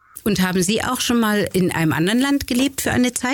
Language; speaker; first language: German; native; German